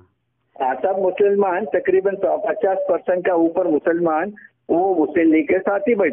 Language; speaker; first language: Hindi; non-native, local second language; Malayalam